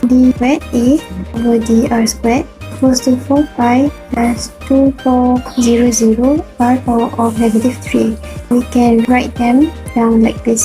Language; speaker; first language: English; non-native, local second language; Malay